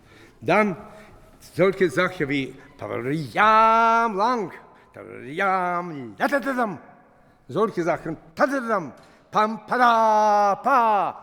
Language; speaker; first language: German; non-native, fluent; Latvian